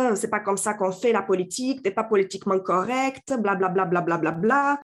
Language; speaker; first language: French; non-native, fluent; Romanian